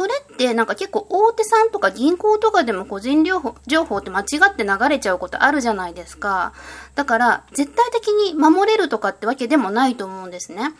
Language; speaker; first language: Japanese; native; Japanese